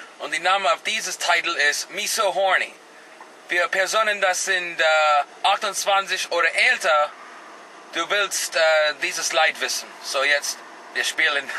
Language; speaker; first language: German; non-native, learner; English